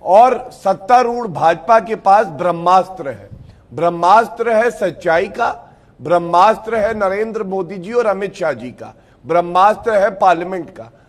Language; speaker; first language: Hindi; native; Hindi